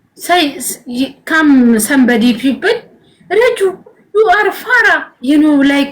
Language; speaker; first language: English; non-native, learner; Amharic